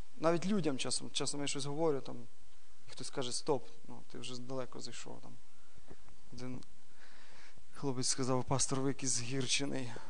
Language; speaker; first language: Ukrainian; non-native, local second language; Russian